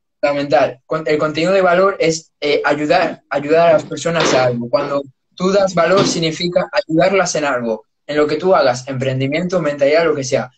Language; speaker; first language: Spanish; native; Spanish